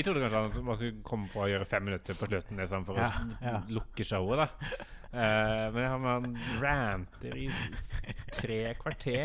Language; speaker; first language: Norwegian; native; Norwegian